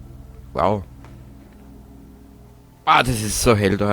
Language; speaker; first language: German; native; German